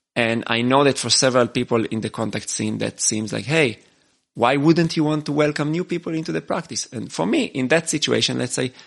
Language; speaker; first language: English; non-native, fluent; Hebrew